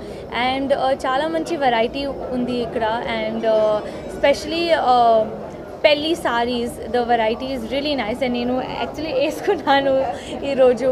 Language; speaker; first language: Telugu; non-native, learner; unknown